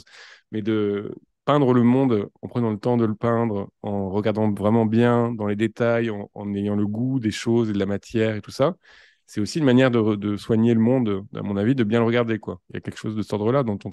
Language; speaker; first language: French; native; French